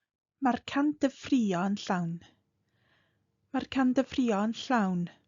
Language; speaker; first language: Welsh; non-native, local second language; English